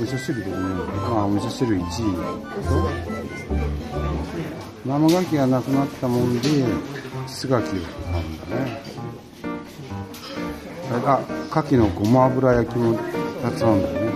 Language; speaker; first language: Japanese; native; Japanese